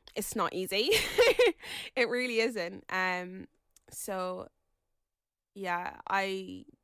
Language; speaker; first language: English; native; English